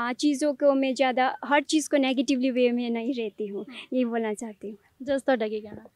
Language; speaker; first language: Hindi; non-native, local second language; Nepali